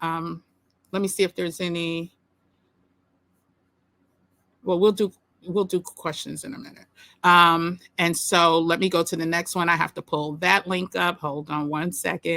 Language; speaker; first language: English; native; English